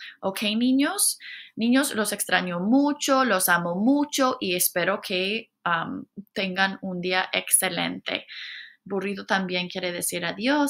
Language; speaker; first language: Spanish; non-native, fluent; English